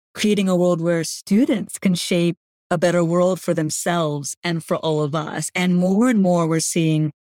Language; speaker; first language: English; non-native, fluent; Gujarati